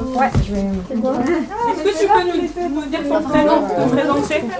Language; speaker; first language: French; native; French